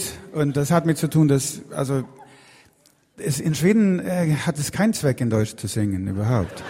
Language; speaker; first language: German; non-native, fluent; Swedish